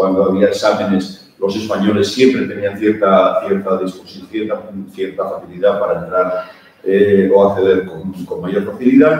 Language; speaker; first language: Spanish; early bilingual, heritage; Spanish